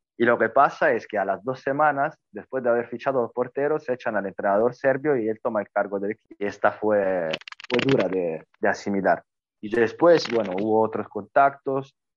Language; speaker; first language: Spanish; non-native, fluent; Italian